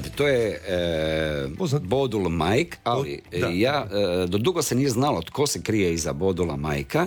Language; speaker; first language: Croatian; native; Croatian